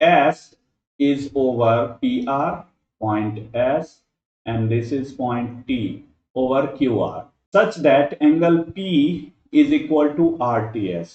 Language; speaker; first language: English; non-native, local second language; Hindi